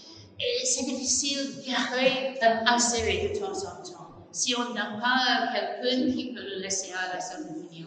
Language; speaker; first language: French; non-native, fluent; English